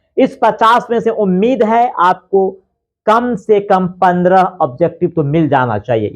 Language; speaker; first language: Hindi; native; Hindi